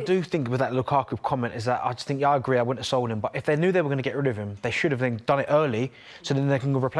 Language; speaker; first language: English; native; English